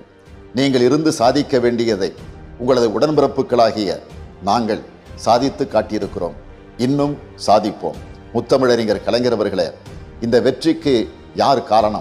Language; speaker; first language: Tamil; native; Tamil